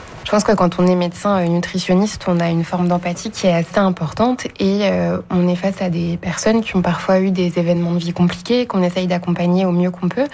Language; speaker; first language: French; native; French